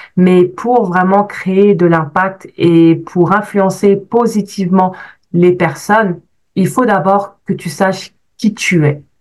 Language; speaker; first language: French; native; French